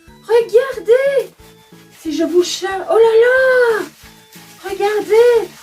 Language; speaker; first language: French; native; French